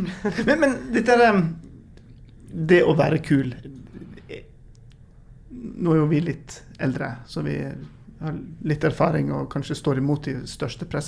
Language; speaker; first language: Norwegian; native; Norwegian